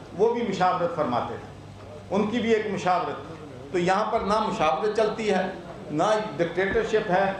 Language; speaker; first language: Urdu; non-native, local second language; Punjabi